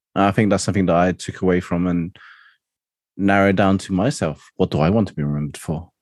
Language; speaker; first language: English; non-native, local second language; Cantonese